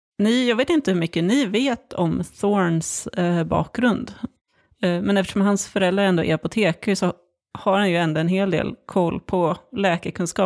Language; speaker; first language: Swedish; native; Swedish